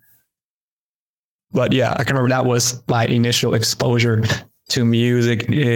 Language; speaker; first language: English; early bilingual, other home language; Spanish